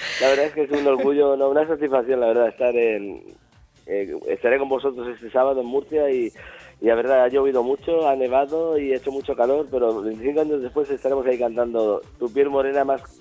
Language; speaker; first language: Spanish; native; Spanish